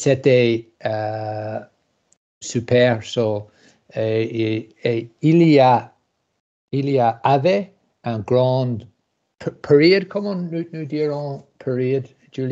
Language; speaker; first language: French; non-native, learner; English